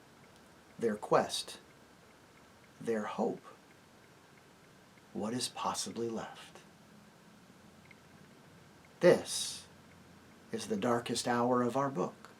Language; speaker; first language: English; native; English